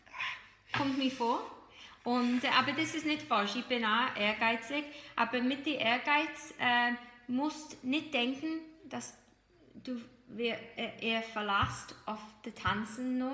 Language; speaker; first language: German; non-native, fluent; English